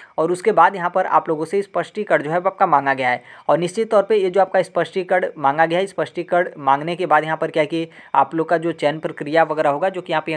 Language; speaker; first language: Hindi; native; Hindi